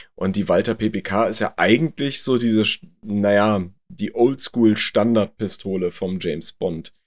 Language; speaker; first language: German; native; German